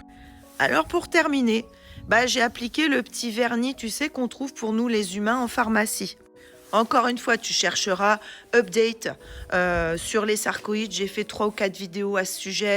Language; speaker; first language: French; native; French